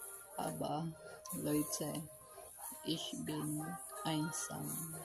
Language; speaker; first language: German; non-native, learner; Filipino